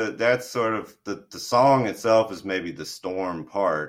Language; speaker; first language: English; native; English